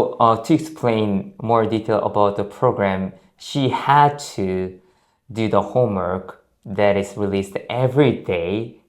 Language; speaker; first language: English; non-native, fluent; Korean